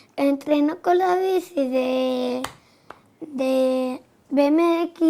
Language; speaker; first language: Spanish; native; Spanish